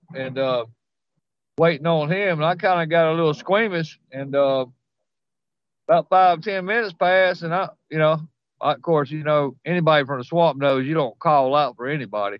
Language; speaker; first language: English; native; English